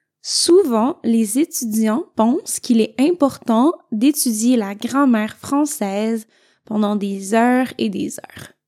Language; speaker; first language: French; native; French